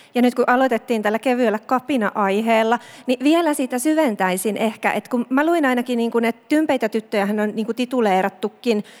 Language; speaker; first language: Finnish; native; Finnish